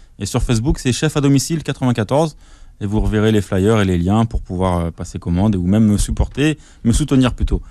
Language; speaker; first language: French; native; French